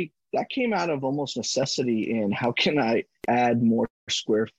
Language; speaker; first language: English; native; English